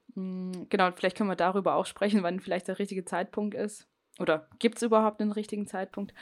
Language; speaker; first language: German; native; German